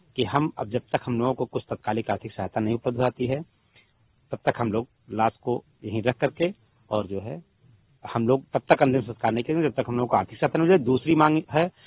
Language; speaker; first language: Hindi; native; Hindi